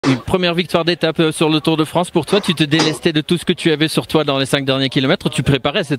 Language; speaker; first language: French; native; French